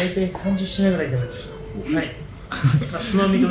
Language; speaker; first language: Japanese; native; Japanese